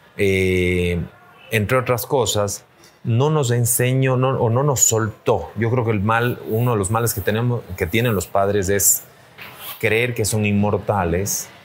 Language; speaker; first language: Spanish; native; Spanish